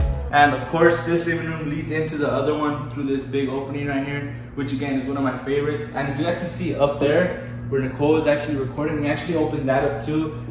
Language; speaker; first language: English; early bilingual, other home language; Spanish